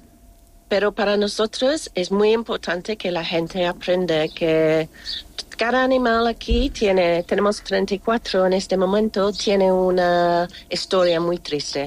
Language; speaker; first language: Spanish; non-native, learner; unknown